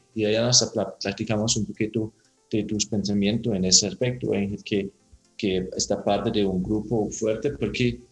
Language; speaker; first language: Spanish; non-native, learner; Danish